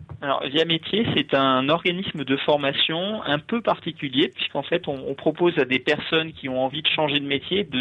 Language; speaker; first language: French; native; French